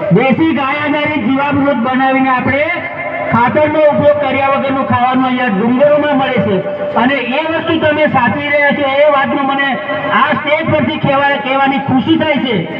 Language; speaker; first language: Gujarati; non-native, local second language; Rathawi